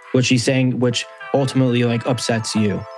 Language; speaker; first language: English; native; English